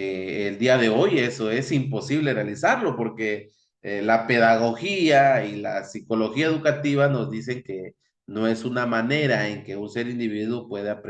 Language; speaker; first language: Spanish; native; Spanish